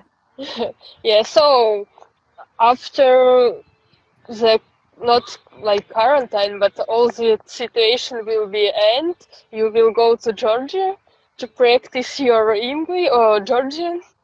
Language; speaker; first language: English; non-native, fluent; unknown